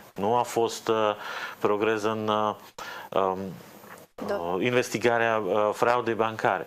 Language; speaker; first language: Romanian; non-native, fluent; Slovak